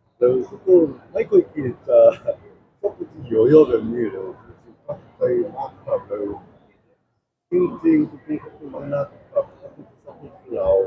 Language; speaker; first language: Thai; non-native, learner; Korean